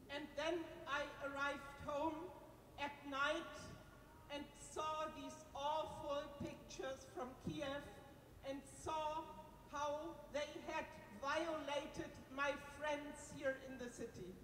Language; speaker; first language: English; non-native, fluent; German